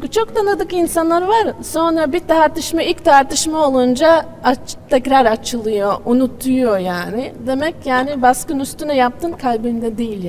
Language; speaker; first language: Turkish; non-native, learner; Latvian